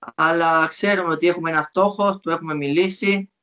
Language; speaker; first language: Greek; non-native, fluent; Spanish